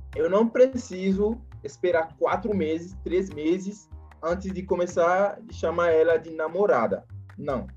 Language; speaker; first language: Portuguese; non-native, fluent; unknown